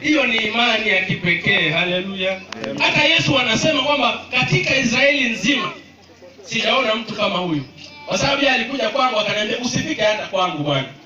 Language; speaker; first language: Swahili; non-native, local second language; Luo (Kenya and Tanzania)